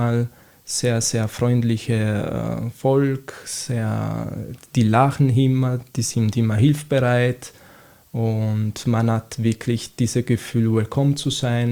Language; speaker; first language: German; non-native, fluent; Italian